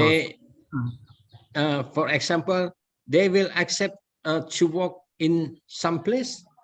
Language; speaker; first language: English; non-native, learner; Indonesian